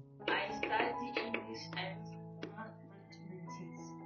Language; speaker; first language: English; non-native, learner; French